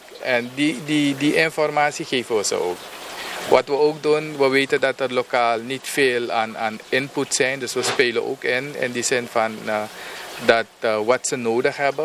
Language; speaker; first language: Dutch; non-native, local second language; Papiamento